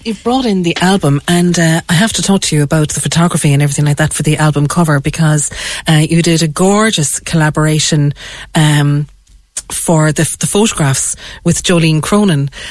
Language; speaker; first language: English; native; English